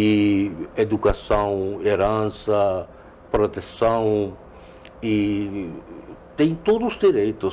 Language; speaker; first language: Portuguese; non-native, learner; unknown